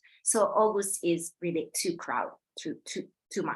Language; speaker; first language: English; non-native, fluent; Italian